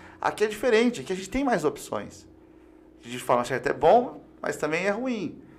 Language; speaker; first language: Portuguese; native; Portuguese